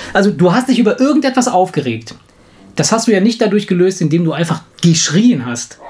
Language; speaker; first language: German; non-native, fluent; Italian